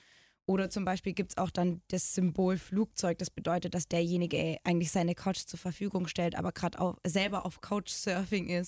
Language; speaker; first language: German; native; German